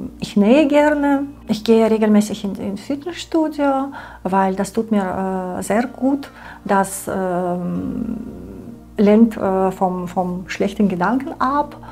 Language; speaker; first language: German; non-native, learner; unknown